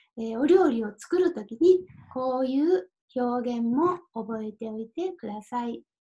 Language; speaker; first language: Japanese; native; Japanese